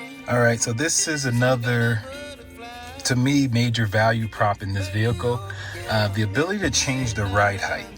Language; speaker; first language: English; native; English